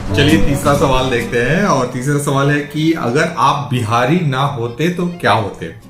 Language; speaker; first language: Hindi; native; Hindi